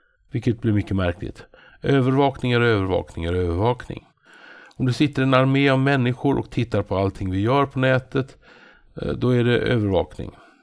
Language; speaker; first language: Swedish; native; Swedish